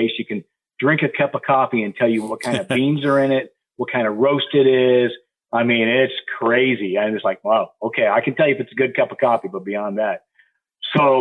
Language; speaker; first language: English; native; English